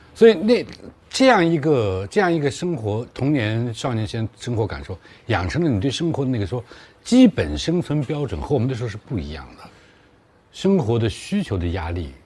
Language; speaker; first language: Chinese; native; Chinese